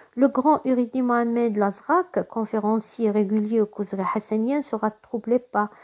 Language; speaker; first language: French; non-native, local second language; Arabic